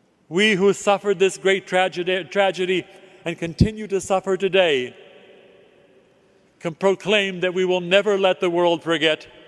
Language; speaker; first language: English; native; English